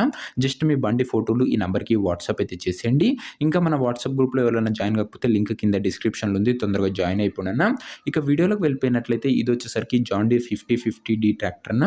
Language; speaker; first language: Telugu; native; Telugu